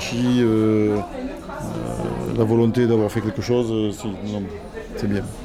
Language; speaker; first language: French; native; French